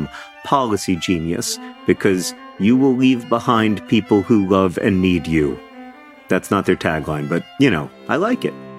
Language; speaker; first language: English; native; English